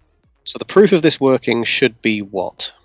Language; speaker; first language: English; native; English